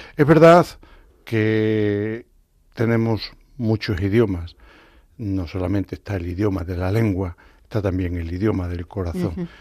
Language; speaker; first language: Spanish; native; Spanish